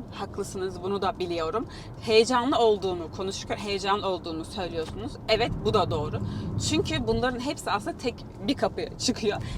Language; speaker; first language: Turkish; native; Turkish